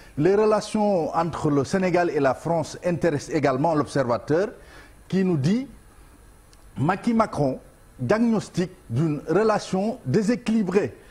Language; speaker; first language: French; non-native, local second language; Wolof